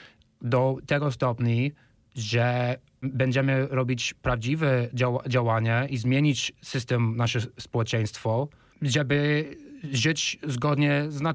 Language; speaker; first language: Polish; non-native, fluent; English